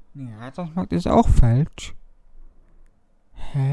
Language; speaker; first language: German; native; German